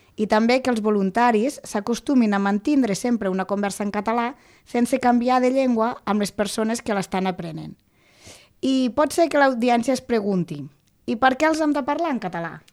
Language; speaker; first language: Catalan; native; Catalan